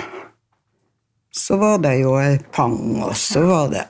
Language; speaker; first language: Norwegian; native; Norwegian